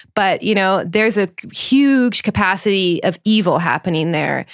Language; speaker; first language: English; native; English